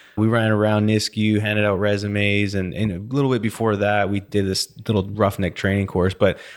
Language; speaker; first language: English; native; English